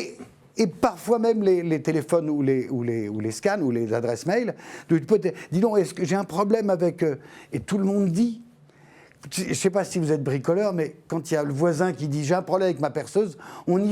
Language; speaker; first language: French; native; French